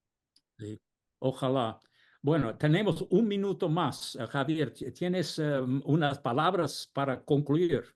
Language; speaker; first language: Spanish; non-native, fluent; English